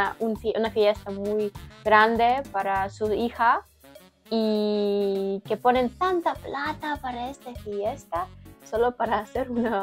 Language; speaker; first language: Spanish; non-native, learner; Ukrainian